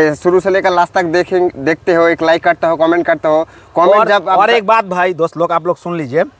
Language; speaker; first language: Hindi; non-native, local second language; Bangla